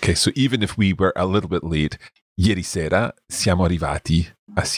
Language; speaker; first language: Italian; non-native, fluent; English